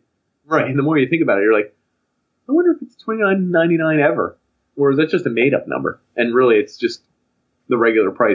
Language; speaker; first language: English; native; English